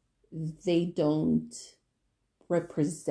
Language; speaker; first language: English; native; English